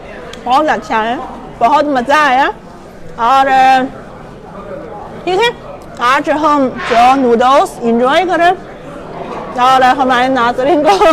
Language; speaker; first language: Hindi; non-native, learner; Chinese